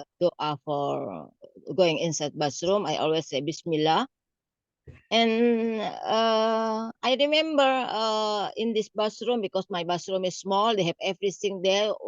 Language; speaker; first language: English; non-native, learner; Indonesian